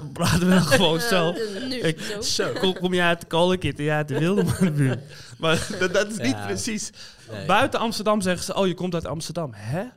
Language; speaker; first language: Dutch; native; Dutch